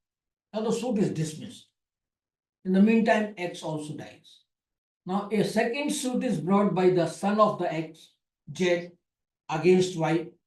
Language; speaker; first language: English; non-native, local second language; Hindi